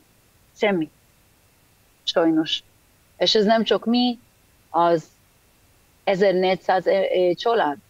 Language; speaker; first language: Hungarian; early bilingual, heritage; Hebrew